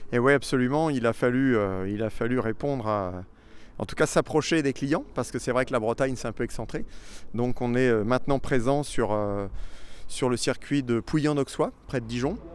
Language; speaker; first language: French; native; French